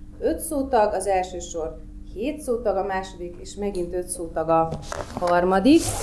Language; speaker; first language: Hungarian; native; Hungarian